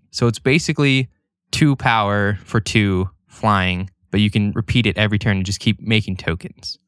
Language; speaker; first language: English; native; English